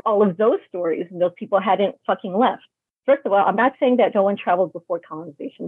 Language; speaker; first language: English; native; English